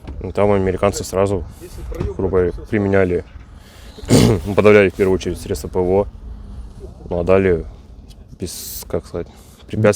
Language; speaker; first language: Russian; native; Russian